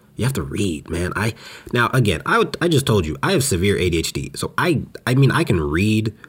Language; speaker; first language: English; native; English